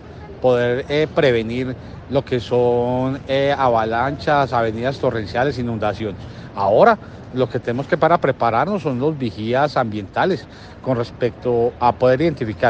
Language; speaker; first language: Spanish; native; Spanish